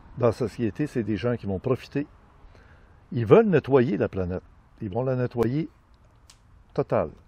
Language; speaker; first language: French; native; French